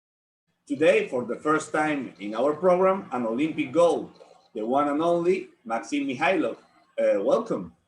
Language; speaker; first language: English; non-native, learner; Spanish